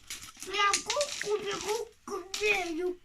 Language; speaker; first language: Finnish; non-native, learner; Estonian